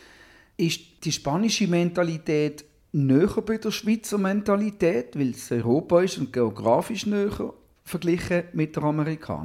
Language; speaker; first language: German; native; German